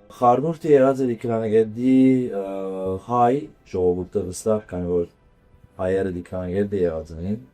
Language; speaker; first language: Armenian; early bilingual, heritage; Armenian